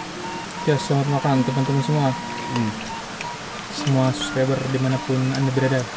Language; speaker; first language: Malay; non-native, local second language; Javanese